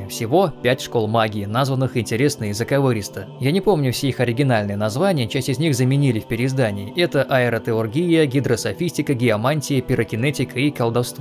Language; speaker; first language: Russian; native; Russian